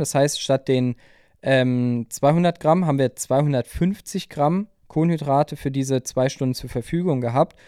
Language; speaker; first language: German; native; German